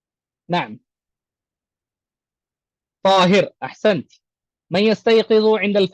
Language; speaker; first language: Arabic; non-native, fluent; Urdu